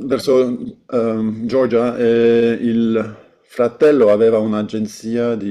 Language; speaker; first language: Italian; non-native, fluent; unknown